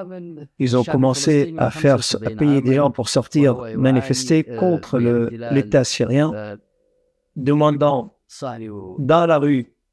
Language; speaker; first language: French; non-native, fluent; Arabic